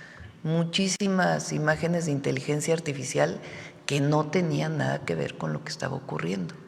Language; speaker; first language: Spanish; native; Spanish